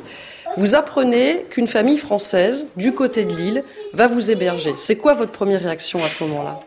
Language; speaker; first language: French; native; French